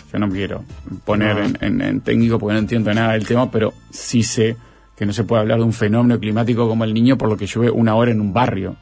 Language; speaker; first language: Spanish; native; Spanish